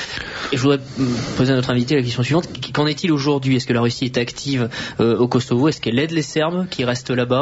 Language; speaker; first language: French; native; French